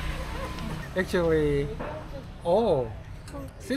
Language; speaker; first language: English; non-native, learner; Korean